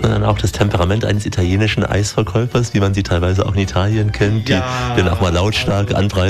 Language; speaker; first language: German; native; German